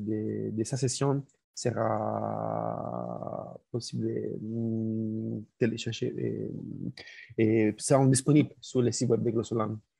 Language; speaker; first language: French; non-native, learner; Spanish